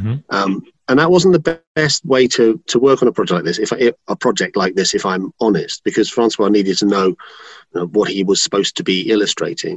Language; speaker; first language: English; native; English